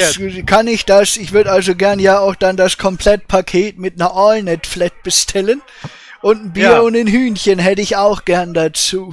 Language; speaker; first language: German; native; German